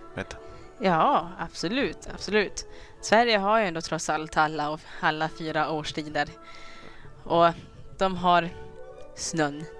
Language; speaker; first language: Swedish; early bilingual, other home language; Kinyarwanda